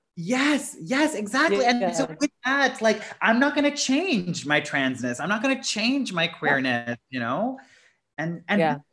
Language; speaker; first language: English; early bilingual, other home language; Urdu